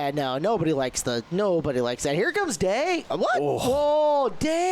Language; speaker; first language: English; native; English